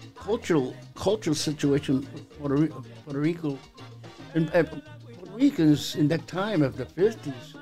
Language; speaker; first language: English; early bilingual, other home language; Spanish